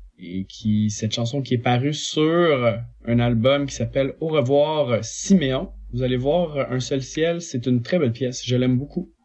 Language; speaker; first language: French; native; French